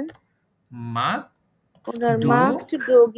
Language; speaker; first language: German; non-native, learner; Bangla